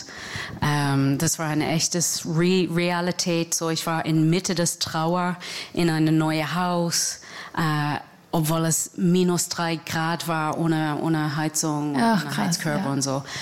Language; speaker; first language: German; non-native, fluent; English